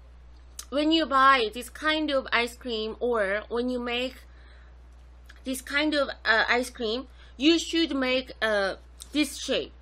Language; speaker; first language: English; non-native, local second language; Korean